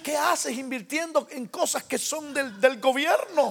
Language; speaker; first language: Spanish; native; Spanish